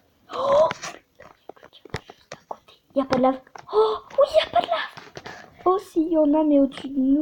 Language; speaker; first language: French; native; French